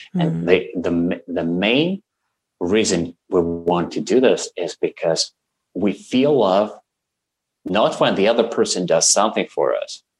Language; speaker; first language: English; non-native, fluent; Russian